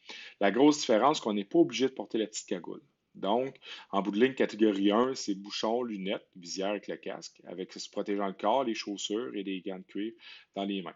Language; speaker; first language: French; native; French